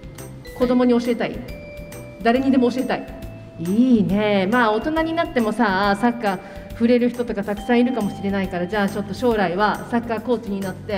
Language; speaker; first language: Japanese; native; Japanese